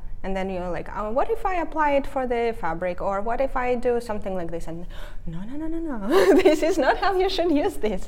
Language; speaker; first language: English; non-native, fluent; Russian